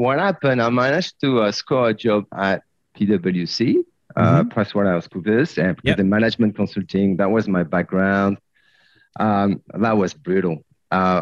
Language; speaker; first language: English; non-native, fluent; French